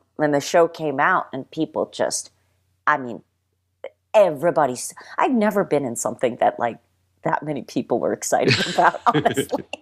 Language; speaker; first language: English; native; English